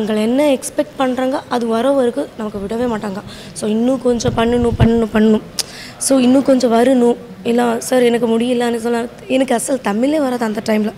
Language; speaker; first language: Tamil; non-native, local second language; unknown